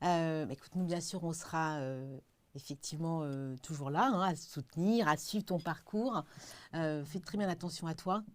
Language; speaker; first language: French; native; French